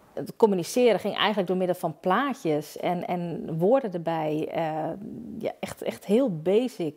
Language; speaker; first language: Dutch; native; Dutch